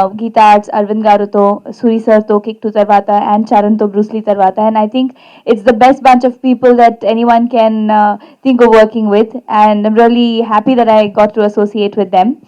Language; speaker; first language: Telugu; non-native, fluent; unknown